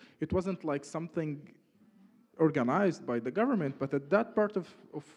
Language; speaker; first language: English; non-native, fluent; Arabic